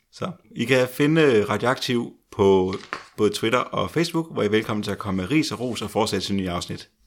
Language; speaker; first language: Danish; native; Danish